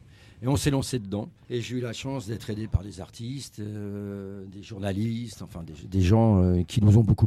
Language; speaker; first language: French; native; French